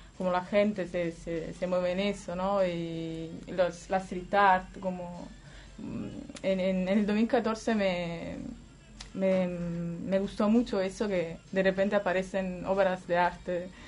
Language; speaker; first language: Spanish; non-native, fluent; Italian